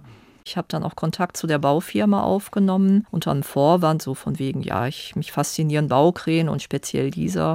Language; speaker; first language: German; native; German